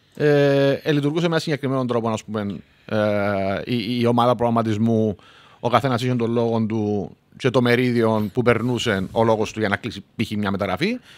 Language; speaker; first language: Greek; native; Greek